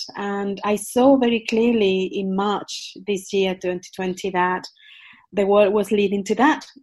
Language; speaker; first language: English; non-native, fluent; Spanish